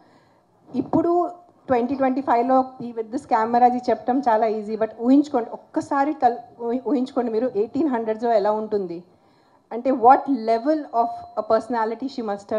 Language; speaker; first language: Telugu; non-native, local second language; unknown